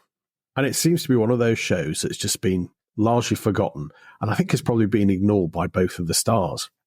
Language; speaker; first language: English; native; English